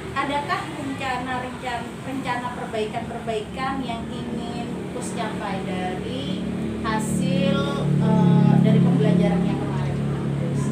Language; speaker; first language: Indonesian; native; Indonesian